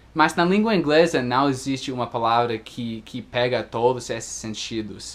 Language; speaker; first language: Portuguese; non-native, fluent; English